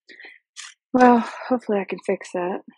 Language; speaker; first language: English; native; English